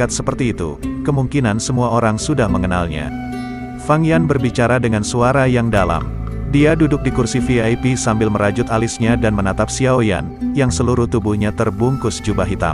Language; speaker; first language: Indonesian; native; Indonesian